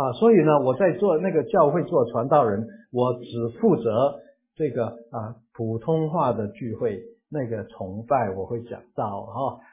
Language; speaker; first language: Chinese; non-native, local second language; Cantonese